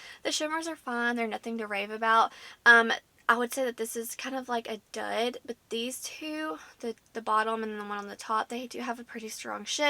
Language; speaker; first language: English; native; English